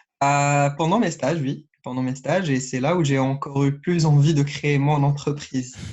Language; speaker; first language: French; non-native, local second language; Arabic